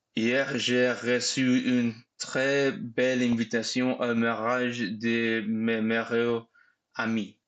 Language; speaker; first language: French; non-native, learner; English